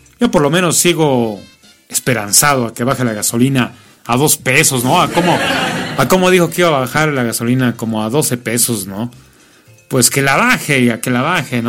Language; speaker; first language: Spanish; native; Spanish